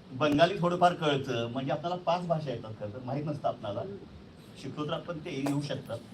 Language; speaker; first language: Marathi; native; Marathi